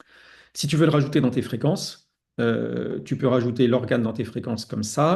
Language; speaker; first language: French; native; French